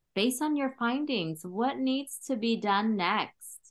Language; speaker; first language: English; early bilingual, other home language; Khmer